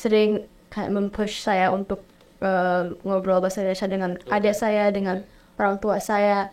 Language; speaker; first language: Indonesian; early bilingual, heritage; Indonesian